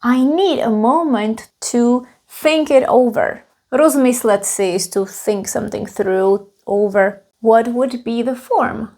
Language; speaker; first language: English; non-native, fluent; Czech